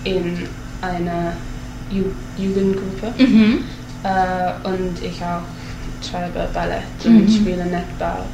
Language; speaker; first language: German; non-native, learner; English